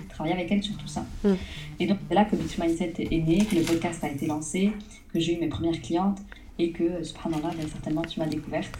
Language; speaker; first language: French; early bilingual, other home language; Arabic